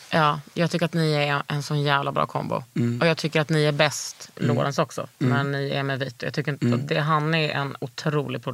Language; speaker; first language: Swedish; native; Swedish